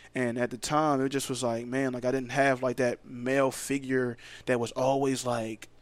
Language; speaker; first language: English; native; English